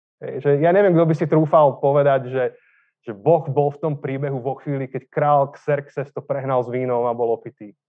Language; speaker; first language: Slovak; native; Slovak